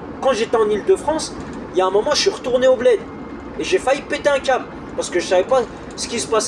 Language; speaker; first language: French; native; French